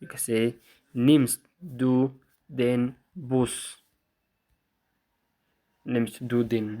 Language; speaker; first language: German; non-native, fluent; Somali